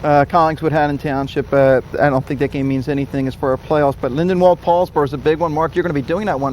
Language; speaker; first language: English; native; English